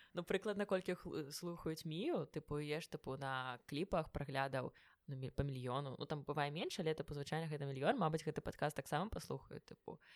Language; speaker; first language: Belarusian; non-native, local second language; Russian